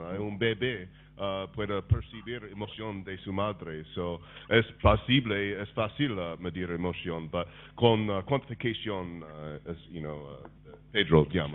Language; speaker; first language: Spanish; non-native, learner; English